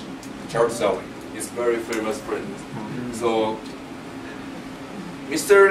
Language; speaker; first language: English; non-native, learner; Japanese